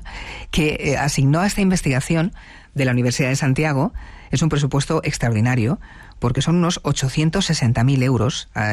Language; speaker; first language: Spanish; native; Spanish